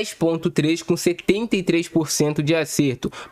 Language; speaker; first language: Portuguese; native; Portuguese